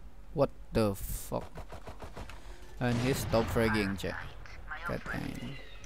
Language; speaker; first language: English; non-native, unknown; Indonesian